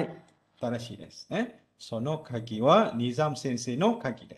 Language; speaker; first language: Japanese; non-native, fluent; Malay